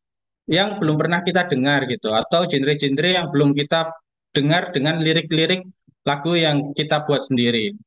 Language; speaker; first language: Indonesian; native; Indonesian